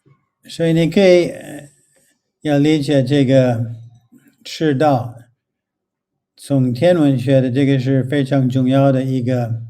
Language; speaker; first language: Chinese; non-native, fluent; English